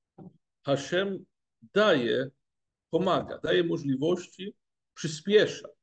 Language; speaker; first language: Polish; non-native, fluent; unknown